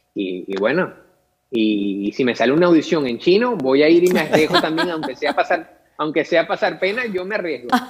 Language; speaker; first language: Spanish; native; Spanish